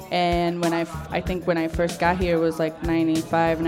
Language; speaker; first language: English; non-native, fluent; Portuguese